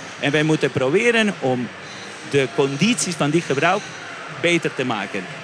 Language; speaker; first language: Dutch; non-native, fluent; Spanish